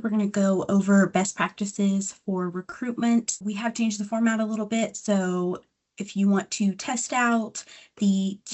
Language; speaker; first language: English; native; English